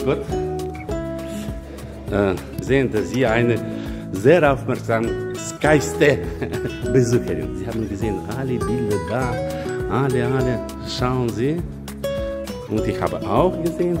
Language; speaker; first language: German; non-native, learner; Ukrainian